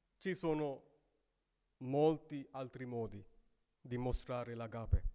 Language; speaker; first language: Italian; non-native, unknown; Sinhala